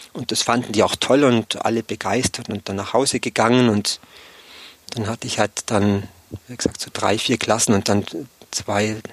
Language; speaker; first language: German; native; German